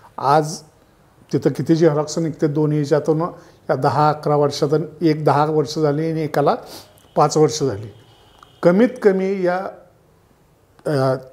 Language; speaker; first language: Marathi; native; Marathi